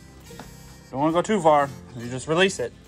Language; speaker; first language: English; native; English